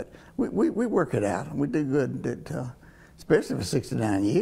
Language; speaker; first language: English; native; English